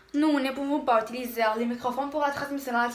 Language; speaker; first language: French; non-native, learner; Italian